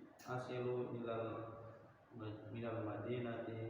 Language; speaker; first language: Arabic; non-native, learner; Indonesian